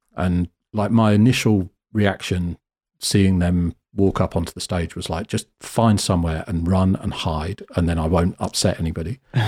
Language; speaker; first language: English; native; English